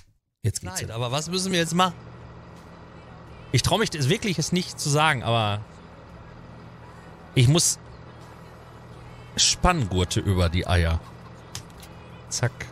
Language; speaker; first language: German; native; German